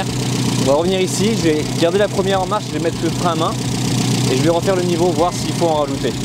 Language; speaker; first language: French; native; French